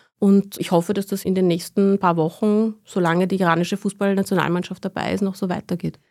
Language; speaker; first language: German; early bilingual, other home language; Persian